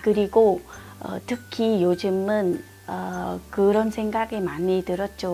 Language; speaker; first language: Korean; non-native, fluent; Vietnamese